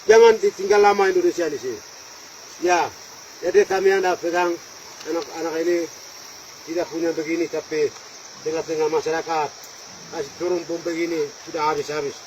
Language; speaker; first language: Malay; non-native, local second language; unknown